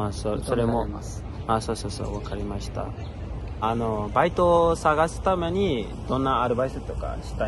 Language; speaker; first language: Japanese; non-native, fluent; Burmese